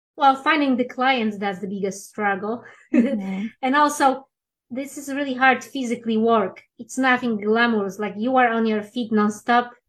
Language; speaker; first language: English; non-native, fluent; Polish